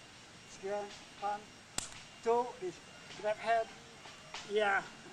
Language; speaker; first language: English; non-native, learner; Indonesian